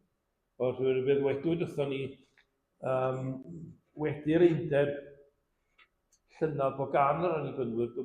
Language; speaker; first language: Welsh; native; Welsh